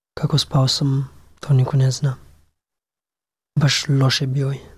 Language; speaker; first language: Serbian; non-native, learner; Pashto